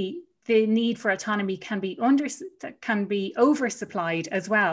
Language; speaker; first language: English; native; English